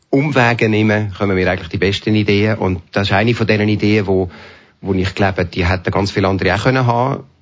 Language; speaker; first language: German; native; German